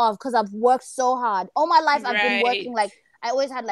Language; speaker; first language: English; early bilingual, other home language; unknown